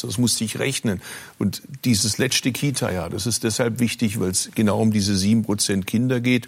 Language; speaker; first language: German; early bilingual, other home language; Turkish